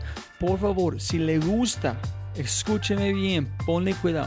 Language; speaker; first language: Spanish; non-native, fluent; English